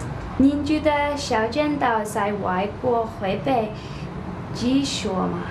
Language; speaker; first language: Chinese; non-native, learner; English